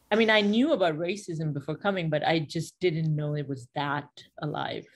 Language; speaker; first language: English; non-native, local second language; Bangla